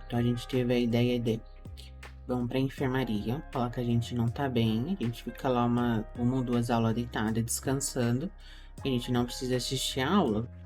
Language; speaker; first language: Portuguese; native; Portuguese